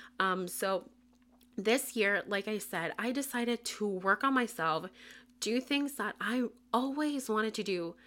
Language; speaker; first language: English; non-native, local second language; Spanish